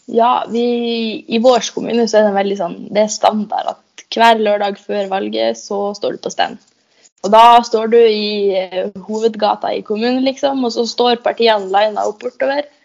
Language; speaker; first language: Norwegian; native; Norwegian